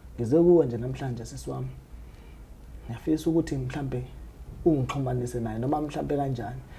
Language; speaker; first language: Zulu; non-native, local second language; Xhosa